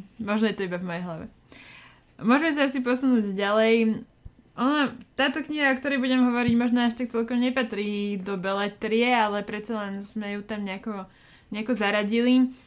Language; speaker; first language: Slovak; native; Slovak